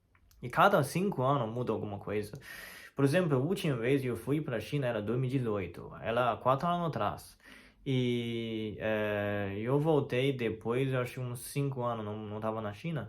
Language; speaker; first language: Portuguese; non-native, fluent; Chinese